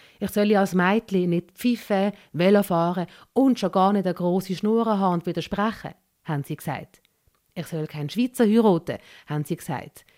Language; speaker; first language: German; early bilingual, other home language; Malayalam